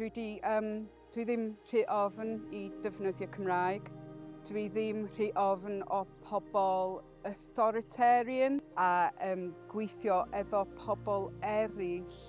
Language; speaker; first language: Welsh; non-native, learner; English